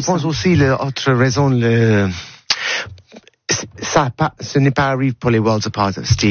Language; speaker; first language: French; non-native, learner; English